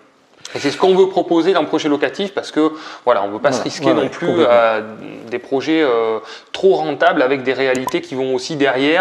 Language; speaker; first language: French; native; French